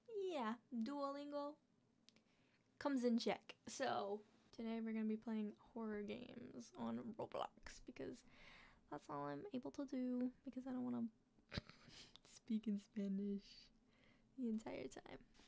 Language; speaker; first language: English; early bilingual, other home language; Spanish